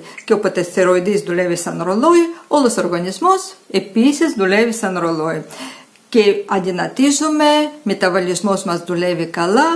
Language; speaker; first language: Greek; non-native, fluent; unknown